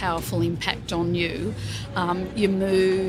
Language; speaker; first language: English; native; English